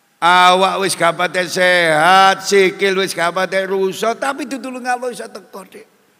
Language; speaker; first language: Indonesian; non-native, local second language; Javanese